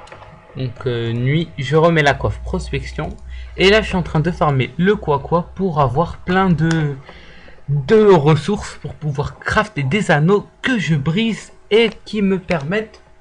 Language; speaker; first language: French; native; French